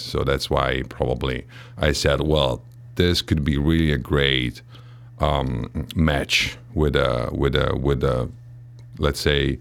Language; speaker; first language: English; non-native, fluent; Italian